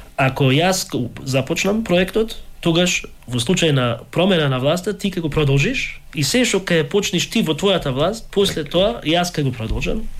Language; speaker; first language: Macedonian; early bilingual, heritage; Macedonian